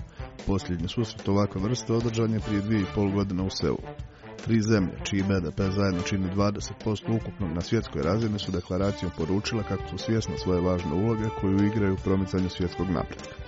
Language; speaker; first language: Croatian; native; Croatian